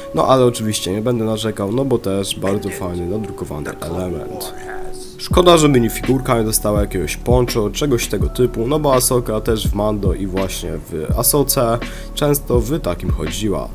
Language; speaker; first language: Polish; native; Polish